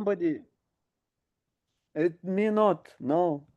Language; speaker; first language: English; non-native, learner; Ukrainian